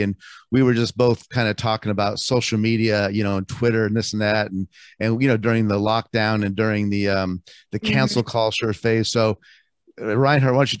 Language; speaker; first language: English; native; English